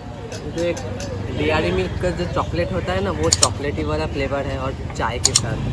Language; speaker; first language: Hindi; non-native, local second language; Bangla